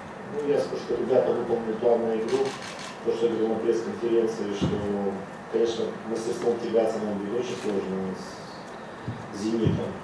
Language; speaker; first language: Russian; native; Russian